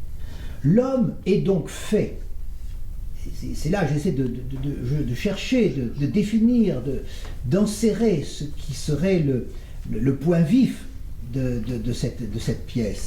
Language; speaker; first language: French; native; French